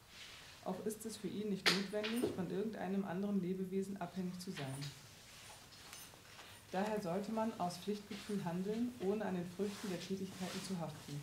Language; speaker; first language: German; native; German